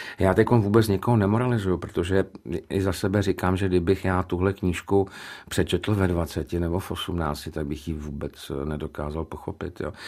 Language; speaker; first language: Czech; native; Czech